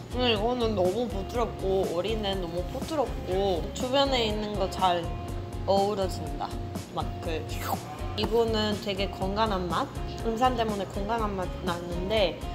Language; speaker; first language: Korean; non-native, fluent; Spanish